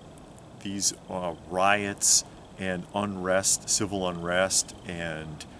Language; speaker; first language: English; native; English